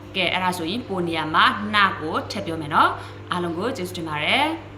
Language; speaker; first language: Burmese; non-native, local second language; S'gaw Karen